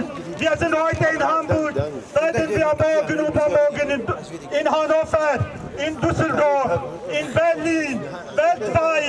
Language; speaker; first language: German; non-native, fluent; Kurdish